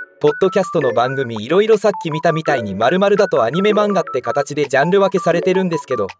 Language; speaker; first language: Japanese; native; Japanese